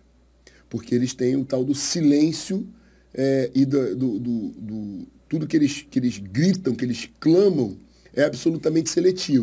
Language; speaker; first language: Portuguese; native; Portuguese